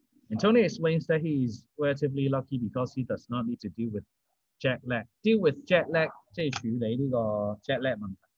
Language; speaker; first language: English; non-native, local second language; Cantonese